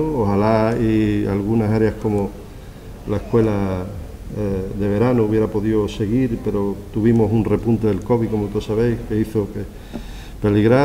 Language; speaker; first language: Spanish; native; Spanish